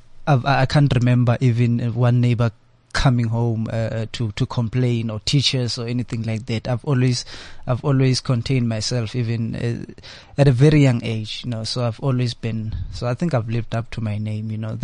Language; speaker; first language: English; non-native, local second language; Xhosa